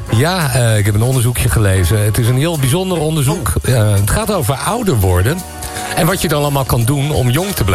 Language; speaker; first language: Dutch; native; Dutch